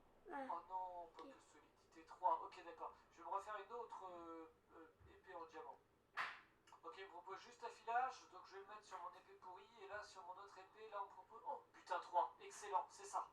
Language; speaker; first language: French; native; French